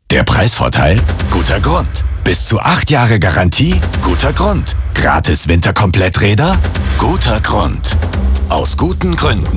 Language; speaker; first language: German; native; German